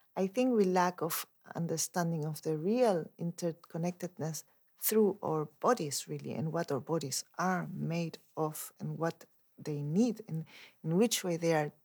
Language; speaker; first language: English; non-native, fluent; Spanish